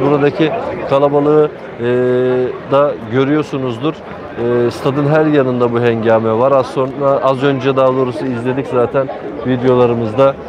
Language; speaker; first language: Turkish; native; Turkish